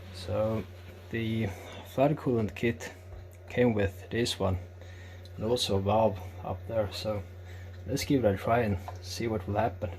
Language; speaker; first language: English; non-native, fluent; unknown